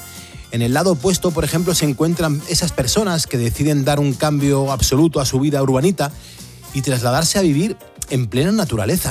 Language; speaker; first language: Spanish; native; Spanish